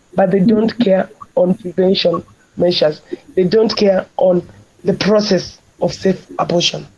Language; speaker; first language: English; non-native, local second language; Luo (Kenya and Tanzania)